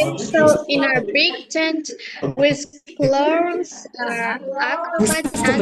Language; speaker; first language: English; non-native, learner; Kazakh